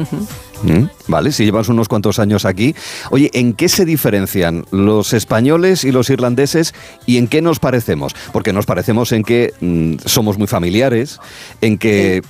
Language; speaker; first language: Spanish; native; Spanish